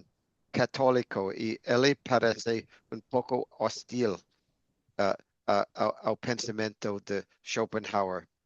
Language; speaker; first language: Portuguese; non-native, learner; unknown